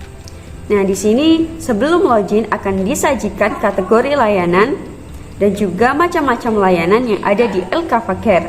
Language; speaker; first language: Indonesian; native; Indonesian